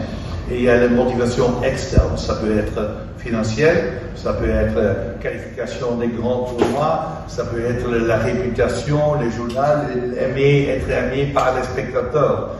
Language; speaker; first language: French; non-native, fluent; Dutch